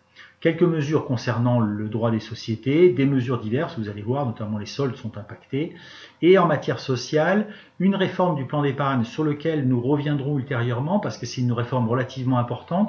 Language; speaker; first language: French; native; French